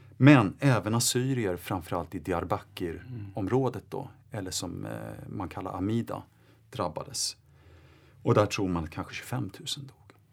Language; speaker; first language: Swedish; native; Swedish